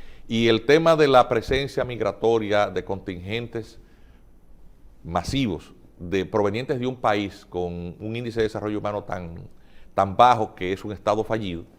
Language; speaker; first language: Spanish; native; Spanish